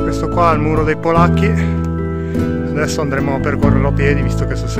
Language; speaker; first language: Italian; native; Italian